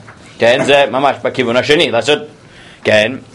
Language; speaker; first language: Hebrew; non-native, fluent; English